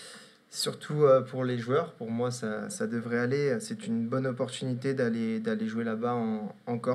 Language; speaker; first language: French; native; French